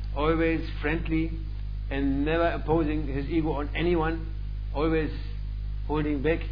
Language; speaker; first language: English; non-native, fluent; German